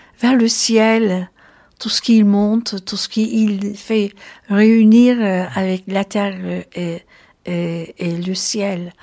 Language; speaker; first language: French; non-native, fluent; Turkish